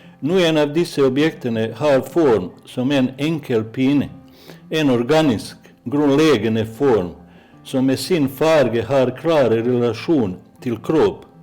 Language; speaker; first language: Norwegian; non-native, fluent; Bosnian